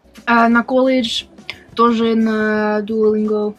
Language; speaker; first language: Russian; non-native, learner; English